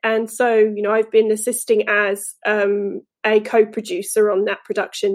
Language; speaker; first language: English; native; English